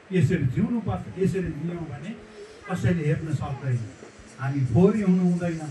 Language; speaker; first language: Nepali; non-native, local second language; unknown